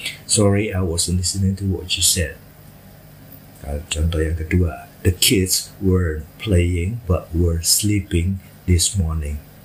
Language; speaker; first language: English; non-native, fluent; Indonesian